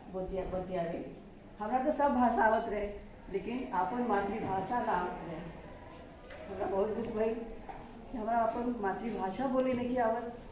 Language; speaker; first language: Bhojpuri; non-native, local second language; Hindi